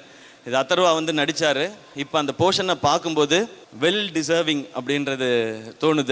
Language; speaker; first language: Tamil; native; Tamil